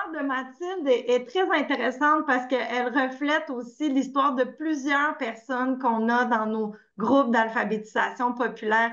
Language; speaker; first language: French; native; French